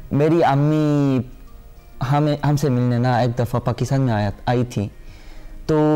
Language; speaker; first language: Hindi; non-native, learner; Korean